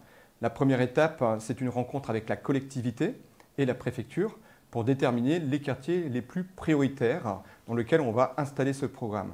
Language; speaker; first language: French; native; French